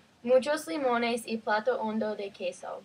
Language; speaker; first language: Spanish; non-native, learner; English